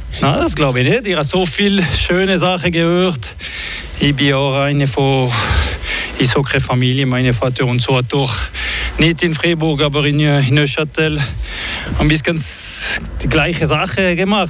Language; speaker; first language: German; non-native, learner; French